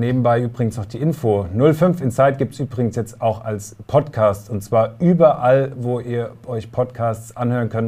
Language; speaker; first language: German; native; German